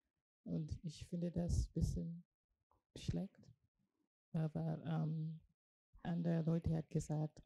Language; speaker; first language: German; non-native, learner; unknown